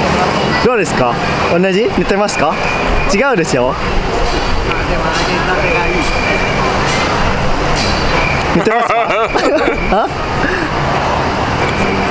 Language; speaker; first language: Japanese; non-native, learner; Indonesian